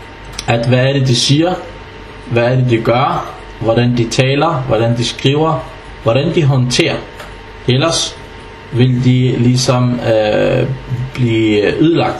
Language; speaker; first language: Danish; non-native, fluent; Arabic